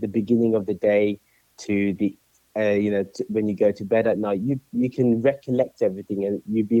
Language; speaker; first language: English; native; English